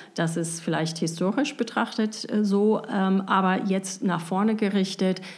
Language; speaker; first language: German; non-native, fluent; English